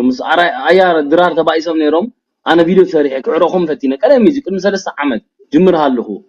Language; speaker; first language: Tigrinya; early bilingual, heritage; Tigrinya